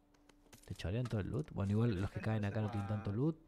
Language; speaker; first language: Spanish; native; Spanish